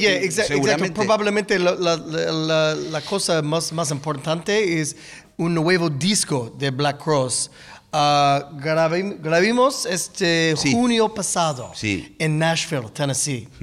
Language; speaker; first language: Spanish; non-native, learner; English